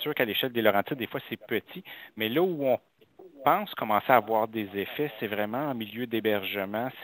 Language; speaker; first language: French; native; French